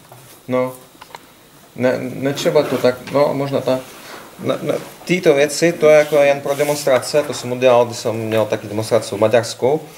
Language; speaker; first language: Czech; non-native, learner; Russian